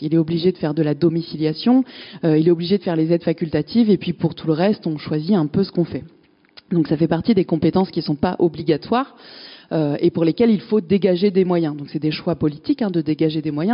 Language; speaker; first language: French; native; French